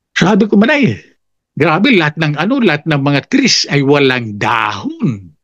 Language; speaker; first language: Filipino; non-native, local second language; Bikol